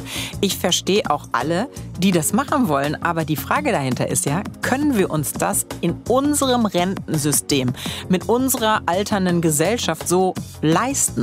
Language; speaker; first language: German; native; German